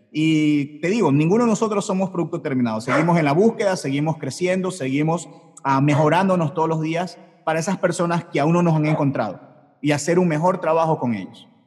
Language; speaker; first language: Spanish; native; Spanish